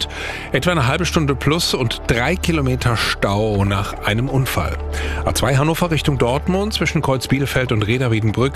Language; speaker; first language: German; native; German